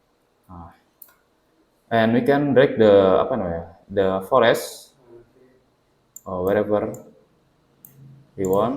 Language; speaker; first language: English; non-native, learner; Indonesian